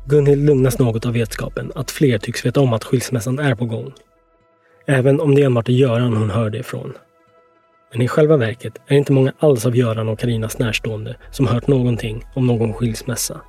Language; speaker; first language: Swedish; native; Swedish